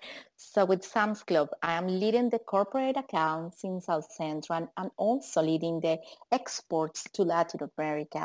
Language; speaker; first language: English; non-native, fluent; Spanish